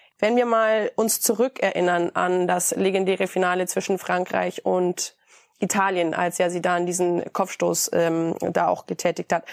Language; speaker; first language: German; native; German